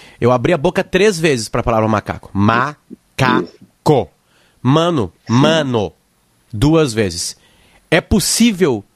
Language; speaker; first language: Portuguese; native; Portuguese